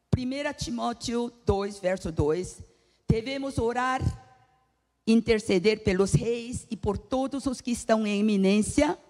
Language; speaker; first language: Portuguese; non-native, fluent; Korean